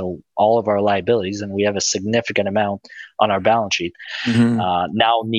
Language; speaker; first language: English; native; English